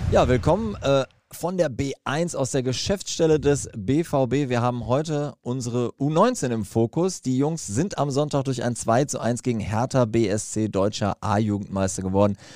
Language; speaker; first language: German; native; German